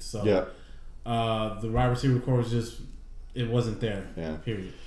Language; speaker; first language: English; native; English